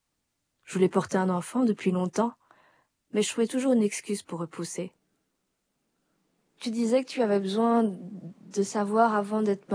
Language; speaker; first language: French; native; French